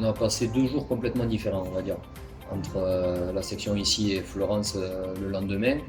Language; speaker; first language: French; native; French